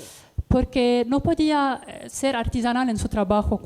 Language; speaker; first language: Spanish; non-native, learner; Arabic